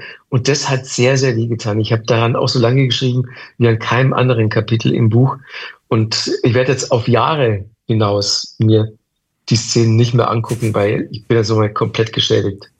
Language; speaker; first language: German; native; German